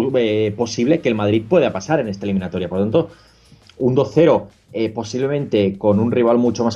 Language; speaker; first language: Spanish; native; Spanish